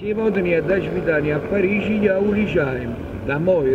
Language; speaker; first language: Russian; non-native, learner; Italian